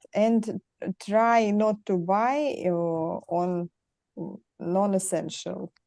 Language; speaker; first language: English; non-native, learner; Russian